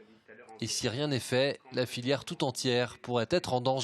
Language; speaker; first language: French; native; French